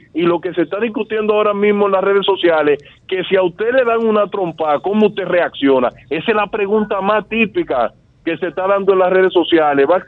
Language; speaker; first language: Spanish; native; Spanish